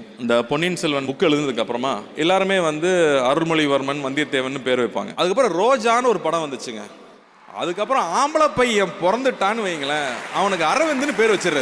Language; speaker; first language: Tamil; native; Tamil